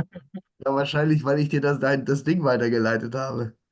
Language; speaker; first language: German; native; German